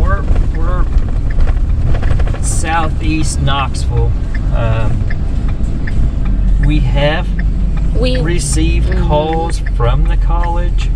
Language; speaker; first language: English; native; English